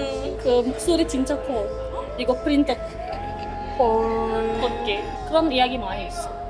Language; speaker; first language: Korean; non-native, learner; Indonesian